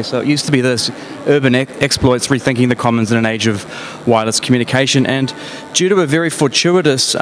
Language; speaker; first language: English; native; English